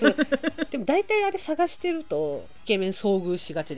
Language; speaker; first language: Japanese; native; Japanese